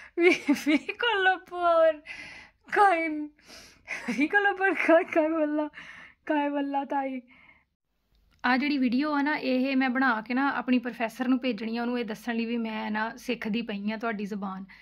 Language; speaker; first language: Finnish; non-native, learner; Punjabi